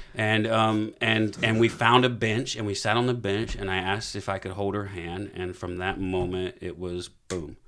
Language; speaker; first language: English; native; English